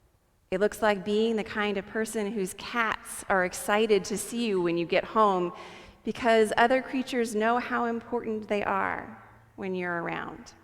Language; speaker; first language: English; native; English